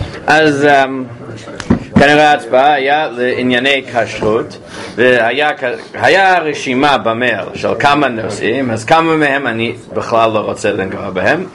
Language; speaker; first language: Hebrew; non-native, fluent; English